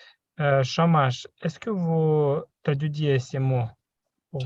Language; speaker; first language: French; non-native, learner; Russian